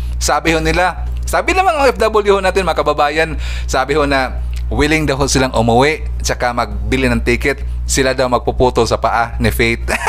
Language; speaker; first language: Filipino; non-native, local second language; Cebuano